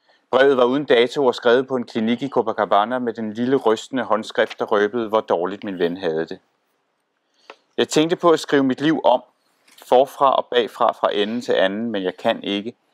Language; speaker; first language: Danish; native; Danish